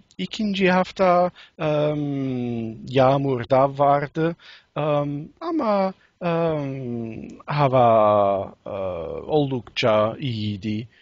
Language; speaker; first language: Turkish; non-native, learner; English